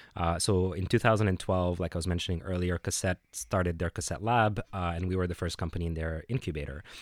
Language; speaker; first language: English; non-native, fluent; Arabic